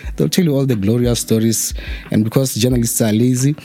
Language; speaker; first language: English; non-native, local second language; Tswana